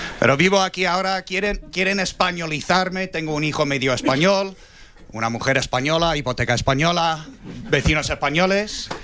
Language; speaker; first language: Spanish; non-native, fluent; English